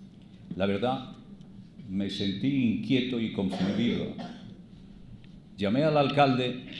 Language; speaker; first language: Spanish; native; Spanish